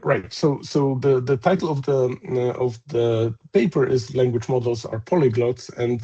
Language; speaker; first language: English; non-native, fluent; Polish